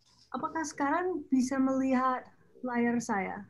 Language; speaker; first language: Indonesian; non-native, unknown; English